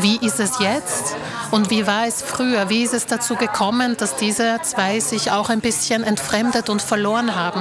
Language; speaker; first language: German; early bilingual, other home language; Slovak